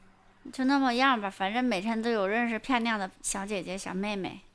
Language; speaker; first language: Chinese; native; Chinese